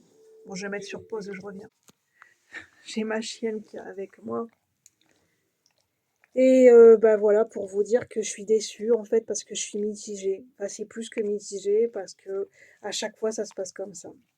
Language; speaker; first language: French; native; French